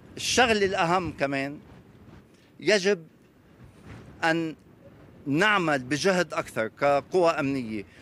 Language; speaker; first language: Arabic; native; Arabic